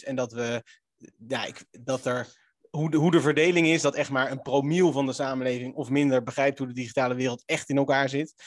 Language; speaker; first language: Dutch; native; Dutch